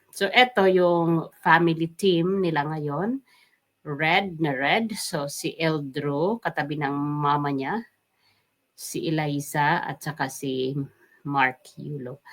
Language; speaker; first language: Filipino; native; Filipino